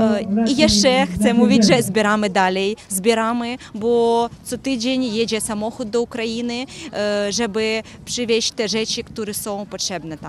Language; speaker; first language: Polish; non-native, learner; Ukrainian